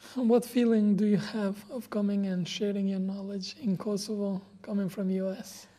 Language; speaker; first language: English; non-native, fluent; Albanian